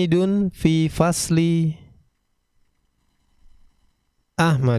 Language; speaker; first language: Arabic; non-native, learner; Indonesian